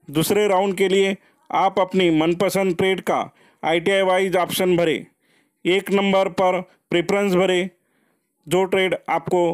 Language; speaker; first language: Hindi; non-native, local second language; Marathi